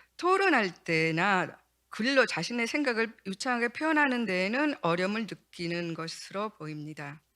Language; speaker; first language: Korean; native; Korean